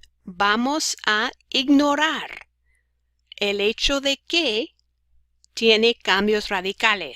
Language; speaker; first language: Spanish; non-native, fluent; English